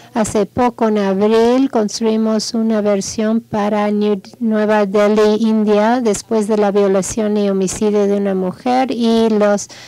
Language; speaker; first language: Spanish; non-native, fluent; English